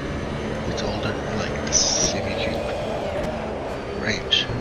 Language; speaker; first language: English; native; English